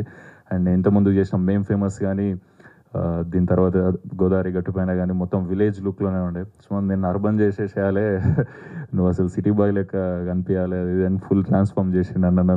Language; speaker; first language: Telugu; native; Telugu